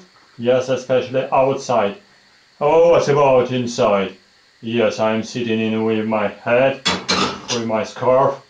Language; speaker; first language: English; non-native, fluent; Russian